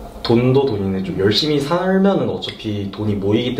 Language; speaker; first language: Korean; native; Korean